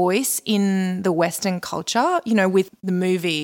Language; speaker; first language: English; non-native, local second language; Korean